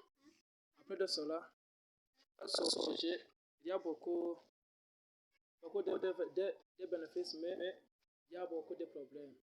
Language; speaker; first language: French; non-native, learner; Rundi